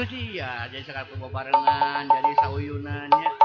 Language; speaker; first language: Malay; non-native, local second language; Sundanese